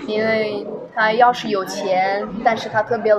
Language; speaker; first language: Chinese; non-native, fluent; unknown